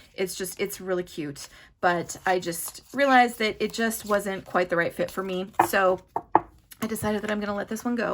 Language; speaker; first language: English; native; English